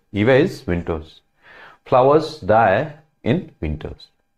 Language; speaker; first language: English; non-native, local second language; Hindi